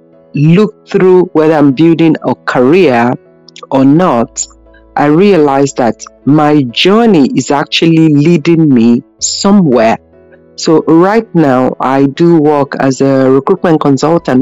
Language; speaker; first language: English; non-native, local second language; Yoruba